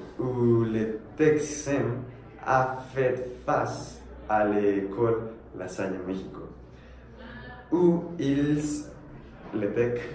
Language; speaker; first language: French; non-native, learner; Spanish